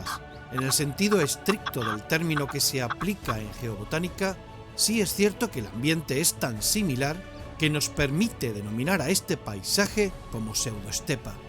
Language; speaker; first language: Spanish; native; Spanish